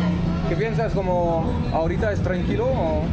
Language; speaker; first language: Spanish; non-native, learner; French